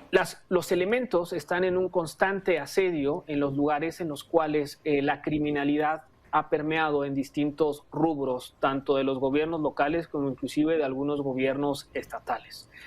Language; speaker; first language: Spanish; native; Spanish